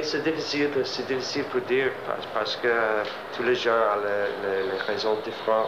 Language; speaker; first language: French; non-native, learner; English